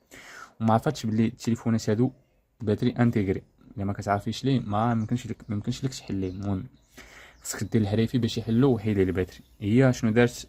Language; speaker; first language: Arabic; native; Arabic